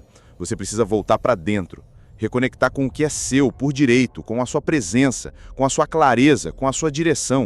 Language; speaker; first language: Portuguese; native; Portuguese